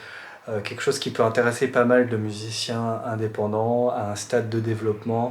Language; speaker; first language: French; native; French